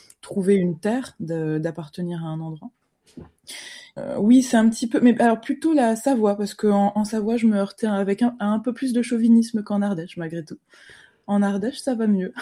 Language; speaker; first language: French; native; French